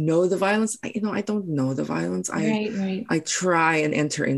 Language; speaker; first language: English; non-native, local second language; Afrikaans